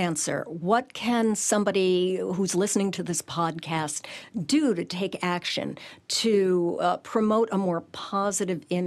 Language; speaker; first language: English; native; English